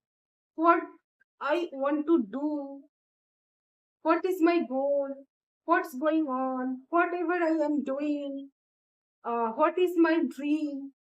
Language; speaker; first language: English; non-native, learner; Bangla